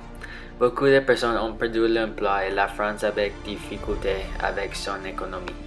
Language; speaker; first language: French; non-native, learner; English